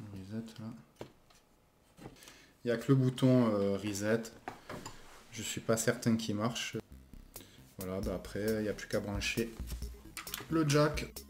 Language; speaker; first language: French; native; French